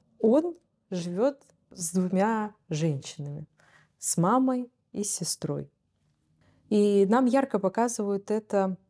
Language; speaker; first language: Russian; native; Russian